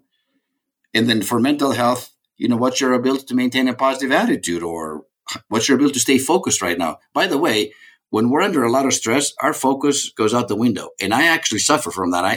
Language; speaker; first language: English; non-native, fluent; Greek